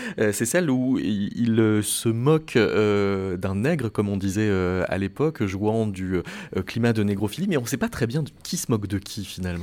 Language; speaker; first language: French; native; French